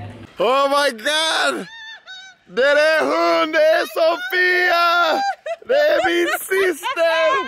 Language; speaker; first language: Swedish; non-native, learner; English